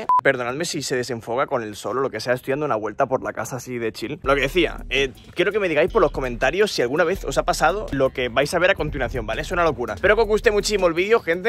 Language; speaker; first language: Spanish; native; Spanish